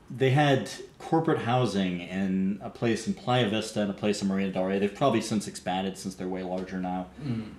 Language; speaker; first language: English; native; English